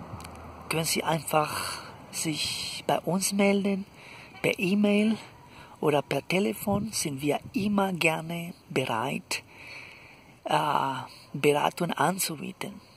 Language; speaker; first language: German; non-native, fluent; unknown